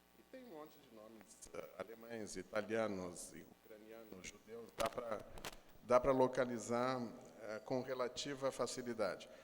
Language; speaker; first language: Portuguese; native; Portuguese